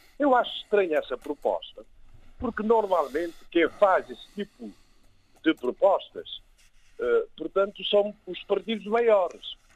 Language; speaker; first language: Portuguese; non-native, local second language; Kabuverdianu